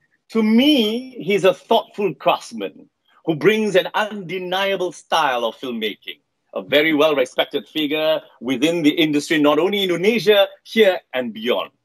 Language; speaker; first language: English; non-native, local second language; Malay